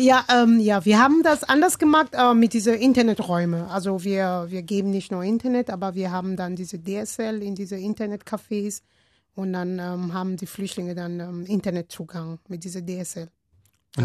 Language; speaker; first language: German; non-native, learner; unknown